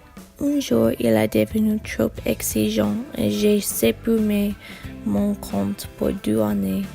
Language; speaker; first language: French; non-native, learner; English